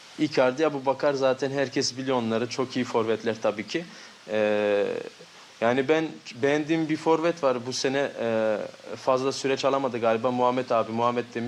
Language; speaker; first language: Turkish; early bilingual, heritage; Turkish